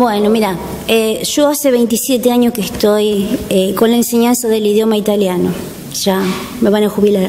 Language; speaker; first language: Spanish; native; Spanish